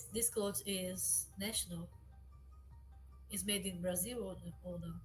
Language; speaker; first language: English; non-native, learner; Portuguese